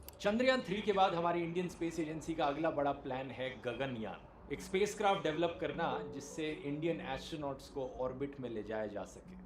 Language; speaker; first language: Hindi; native; Hindi